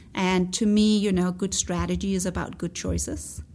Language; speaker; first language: English; non-native, fluent; Danish